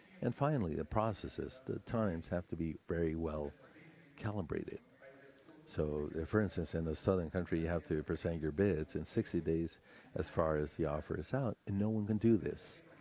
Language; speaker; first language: English; non-native, fluent; Spanish